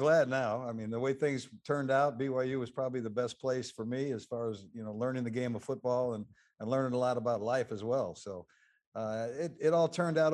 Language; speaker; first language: English; native; English